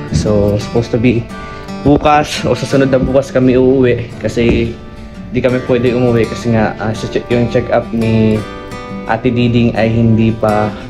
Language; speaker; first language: Filipino; non-native, local second language; Bikol